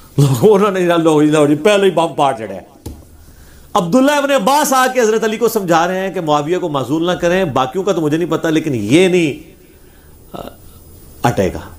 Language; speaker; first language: Urdu; non-native, local second language; Punjabi